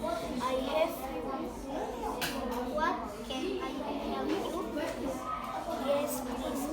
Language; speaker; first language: English; non-native, learner; Indonesian